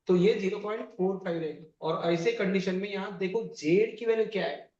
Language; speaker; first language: Hindi; non-native, local second language; Marathi